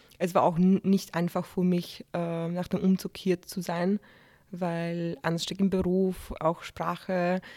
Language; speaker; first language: German; non-native, fluent; Polish